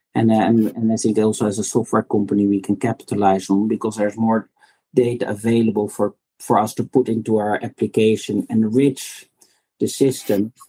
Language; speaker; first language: English; non-native, fluent; Dutch